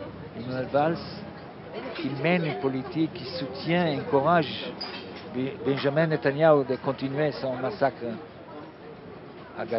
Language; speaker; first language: French; non-native, fluent; Hebrew